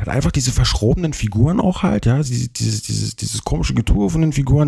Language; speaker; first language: German; native; German